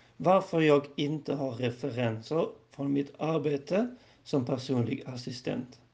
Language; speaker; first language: Swedish; non-native, learner; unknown